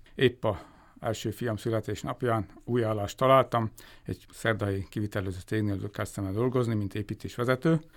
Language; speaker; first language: Hungarian; native; Hungarian